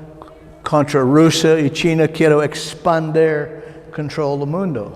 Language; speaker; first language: Spanish; non-native, learner; English